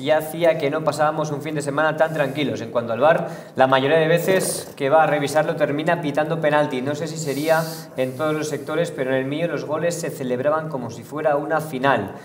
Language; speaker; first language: Spanish; non-native, local second language; Catalan